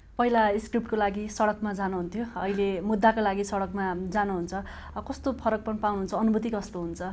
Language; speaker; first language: Nepali; native; Nepali